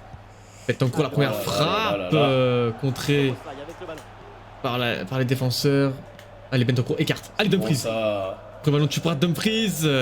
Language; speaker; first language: French; native; French